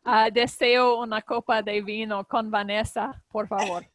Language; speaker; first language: Spanish; non-native, learner; English